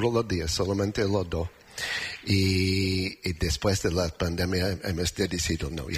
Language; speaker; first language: Spanish; non-native, learner; English